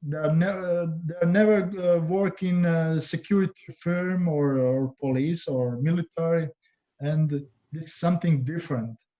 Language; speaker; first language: English; non-native, learner; Croatian